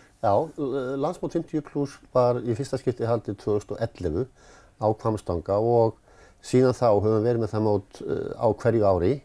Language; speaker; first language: Icelandic; native; Icelandic